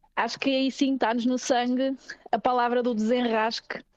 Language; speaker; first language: Portuguese; native; Portuguese